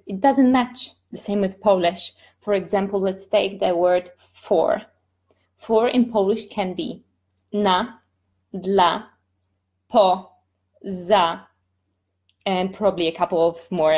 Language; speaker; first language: English; non-native, fluent; Polish